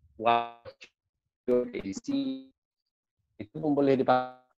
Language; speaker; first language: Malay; non-native, local second language; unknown